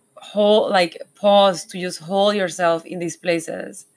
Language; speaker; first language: English; non-native, fluent; Spanish